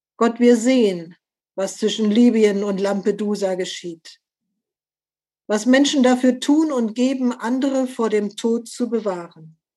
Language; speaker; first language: German; native; German